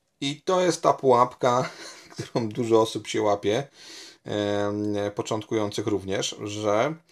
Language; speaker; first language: Polish; native; Polish